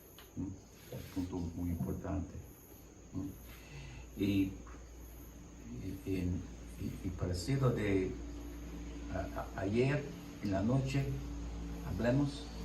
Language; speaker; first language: Spanish; non-native, learner; English